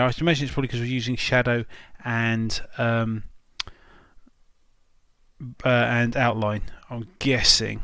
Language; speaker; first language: English; native; English